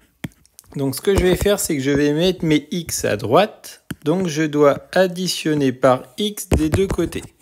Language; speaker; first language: French; native; French